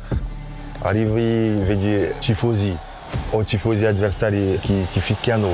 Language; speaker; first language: Italian; non-native, fluent; French